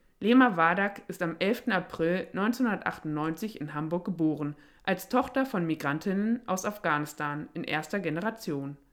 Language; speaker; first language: German; native; German